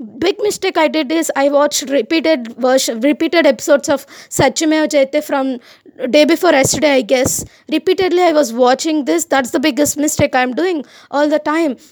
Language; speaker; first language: English; non-native, local second language; Telugu